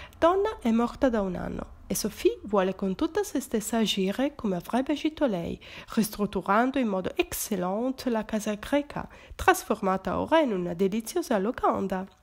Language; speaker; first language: Italian; native; Italian